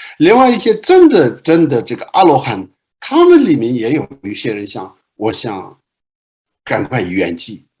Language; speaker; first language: Chinese; non-native, local second language; Tibetan